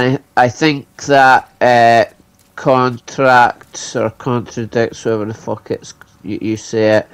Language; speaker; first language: English; native; English